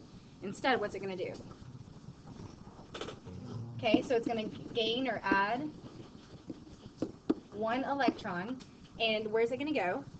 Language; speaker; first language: English; native; English